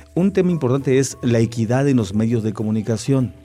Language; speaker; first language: Spanish; non-native, local second language; Tzeltal